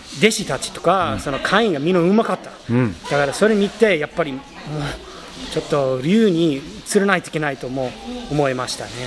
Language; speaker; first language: Japanese; non-native, fluent; English